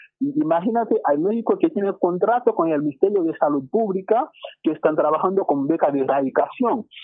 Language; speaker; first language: Spanish; non-native, fluent; Haitian Creole